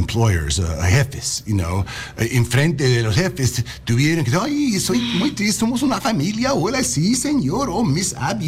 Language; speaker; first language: Spanish; non-native, learner; English